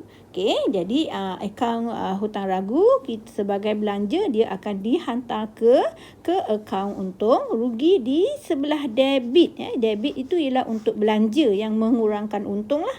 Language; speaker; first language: Malay; native; Malay